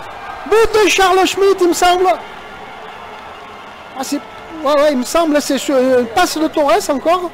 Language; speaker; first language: French; native; French